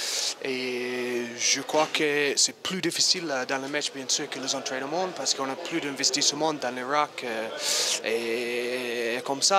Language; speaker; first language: French; non-native, fluent; English